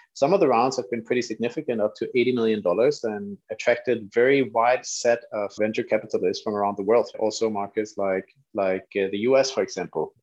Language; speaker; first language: English; non-native, fluent; Danish